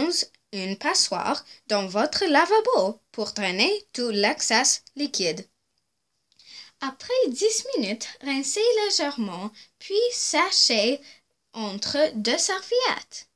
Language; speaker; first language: French; non-native, local second language; English